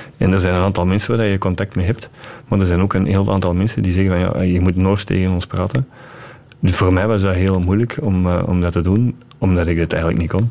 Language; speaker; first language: Dutch; native; Dutch